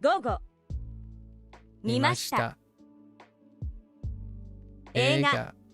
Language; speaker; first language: Japanese; non-native, learner; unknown